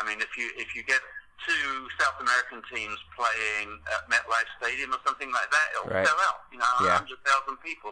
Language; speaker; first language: English; native; English